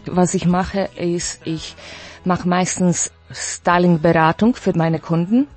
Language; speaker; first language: German; non-native, fluent; Slovak